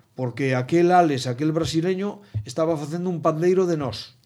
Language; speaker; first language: Spanish; non-native, local second language; Galician